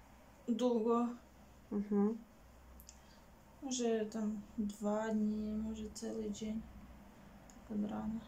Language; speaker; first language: Polish; non-native, learner; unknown